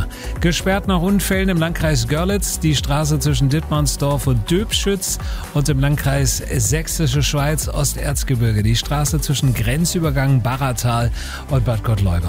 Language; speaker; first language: German; native; German